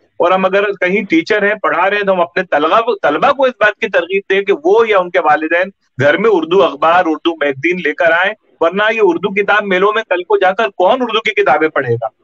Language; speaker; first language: Hindi; non-native, local second language; Urdu